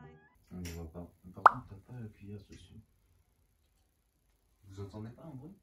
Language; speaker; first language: French; native; French